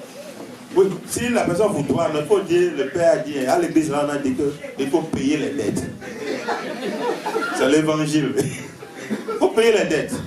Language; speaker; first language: French; native; French